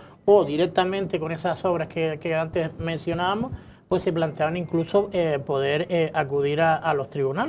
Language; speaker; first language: Spanish; native; Spanish